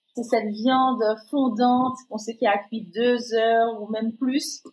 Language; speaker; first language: French; native; French